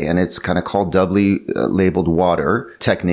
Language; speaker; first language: English; native; English